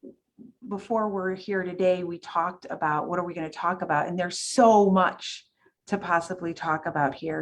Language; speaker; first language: English; native; English